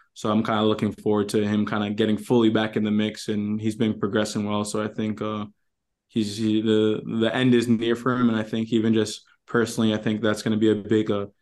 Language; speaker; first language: English; native; English